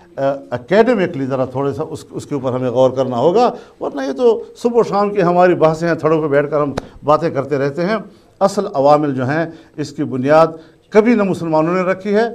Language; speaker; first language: Urdu; non-native, local second language; Pashto